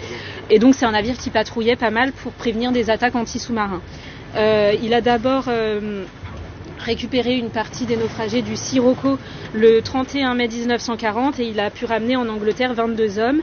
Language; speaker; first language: French; native; French